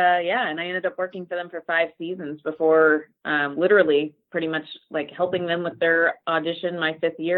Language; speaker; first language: English; native; English